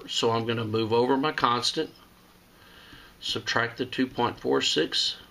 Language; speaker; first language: English; native; English